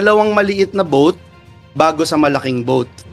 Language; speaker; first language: Filipino; native; Filipino